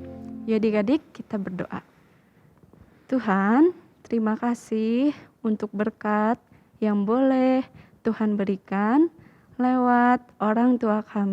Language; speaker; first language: Indonesian; native; Indonesian